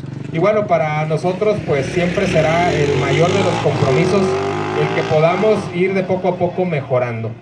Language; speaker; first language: Spanish; native; Spanish